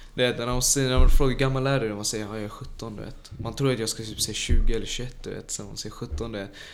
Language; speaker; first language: Swedish; early bilingual, other home language; Tajik